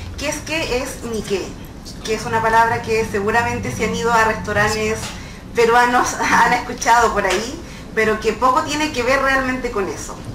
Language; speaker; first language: Spanish; native; Spanish